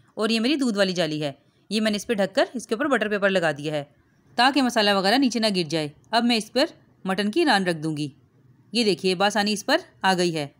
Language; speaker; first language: Urdu; native; Urdu